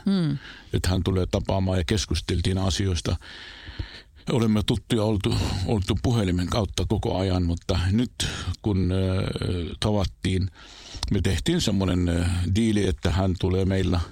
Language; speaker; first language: Finnish; non-native, fluent; Arabic